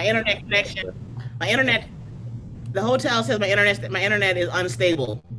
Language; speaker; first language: English; native; English